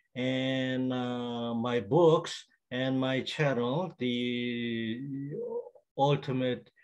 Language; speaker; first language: English; non-native, fluent; Korean